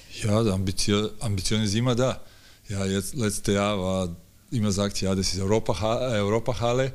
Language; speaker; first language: German; non-native, learner; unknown